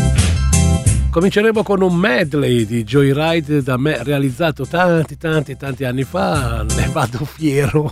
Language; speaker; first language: Italian; native; Italian